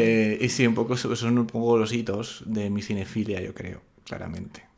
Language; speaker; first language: Spanish; native; Spanish